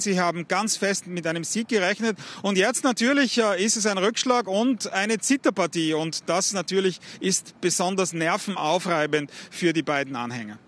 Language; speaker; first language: German; native; German